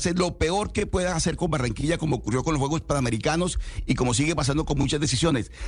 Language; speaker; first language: Spanish; native; Spanish